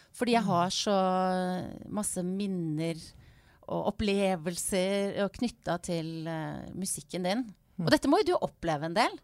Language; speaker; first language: Norwegian; native; Norwegian